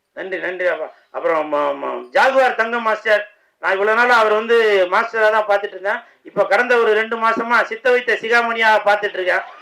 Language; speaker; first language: Tamil; native; Tamil